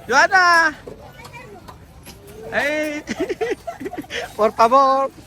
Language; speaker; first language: Spanish; non-native, learner; Filipino